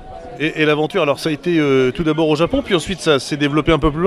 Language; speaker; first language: French; native; French